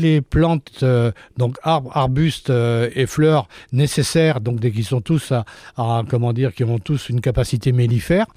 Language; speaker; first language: French; native; French